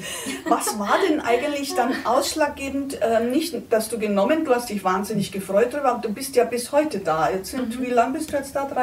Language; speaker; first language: German; native; German